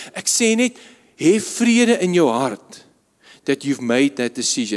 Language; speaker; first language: English; non-native, local second language; Afrikaans